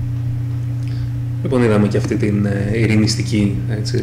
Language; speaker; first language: Greek; native; Greek